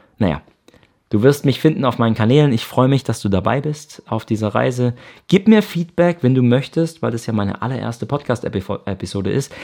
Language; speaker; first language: German; native; German